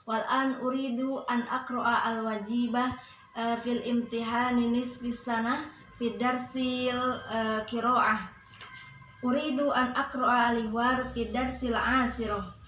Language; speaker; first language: Arabic; non-native, learner; Indonesian